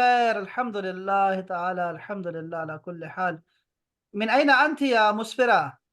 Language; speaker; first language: Arabic; non-native, fluent; Urdu